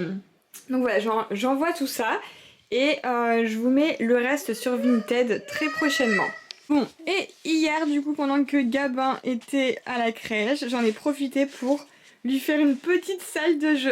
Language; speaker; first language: French; native; French